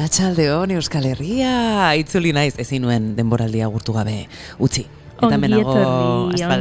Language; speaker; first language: Basque; native; Basque